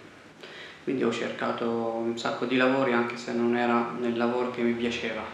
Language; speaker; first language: Italian; non-native, fluent; Arabic